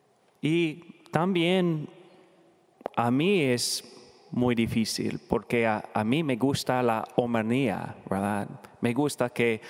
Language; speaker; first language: Spanish; non-native, learner; English